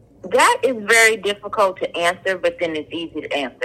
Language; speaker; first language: English; native; English